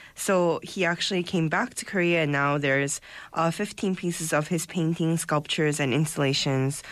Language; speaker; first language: English; native; English